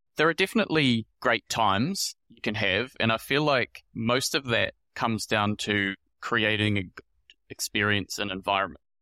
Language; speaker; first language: English; native; English